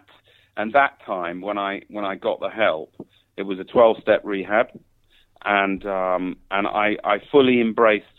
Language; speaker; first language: English; native; English